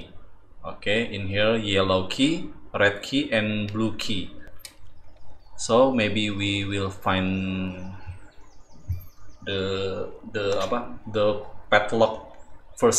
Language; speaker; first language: English; non-native, learner; Indonesian